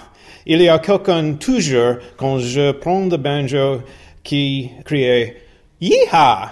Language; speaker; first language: French; non-native, learner; English